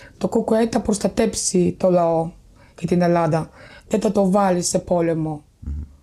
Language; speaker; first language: Greek; non-native, fluent; Bulgarian